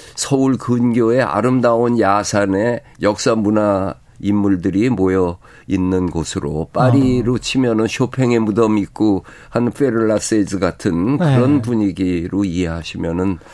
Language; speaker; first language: Korean; native; Korean